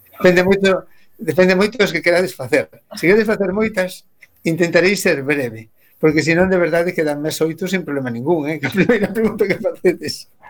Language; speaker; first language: Galician; native; Galician